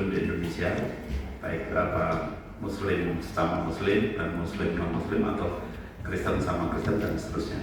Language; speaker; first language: Indonesian; native; Indonesian